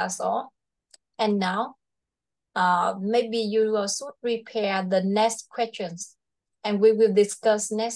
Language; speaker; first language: English; non-native, fluent; Vietnamese